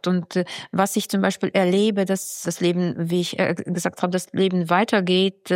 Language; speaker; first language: German; non-native, fluent; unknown